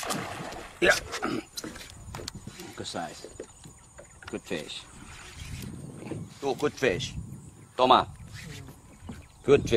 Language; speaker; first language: English; non-native, learner; Indonesian